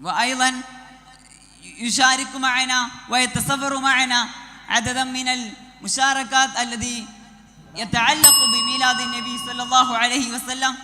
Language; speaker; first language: Arabic; non-native, learner; Malayalam